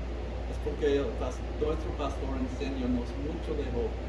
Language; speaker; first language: Spanish; early bilingual, heritage; Spanish